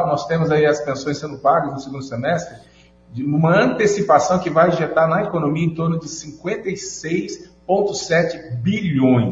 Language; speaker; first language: Portuguese; native; Portuguese